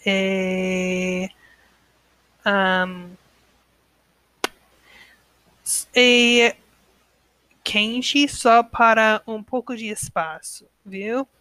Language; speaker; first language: Portuguese; non-native, learner; English